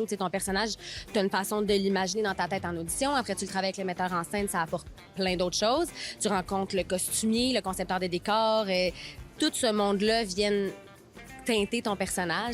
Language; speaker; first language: French; native; French